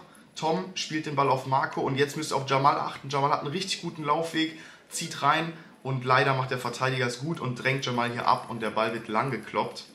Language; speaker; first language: German; native; German